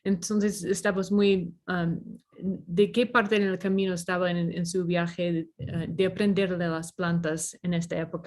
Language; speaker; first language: Spanish; non-native, learner; English